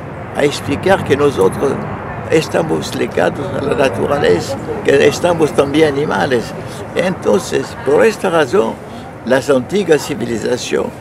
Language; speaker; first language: Spanish; non-native, fluent; French